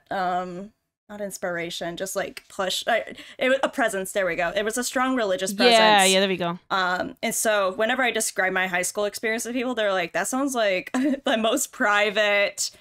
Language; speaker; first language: English; native; English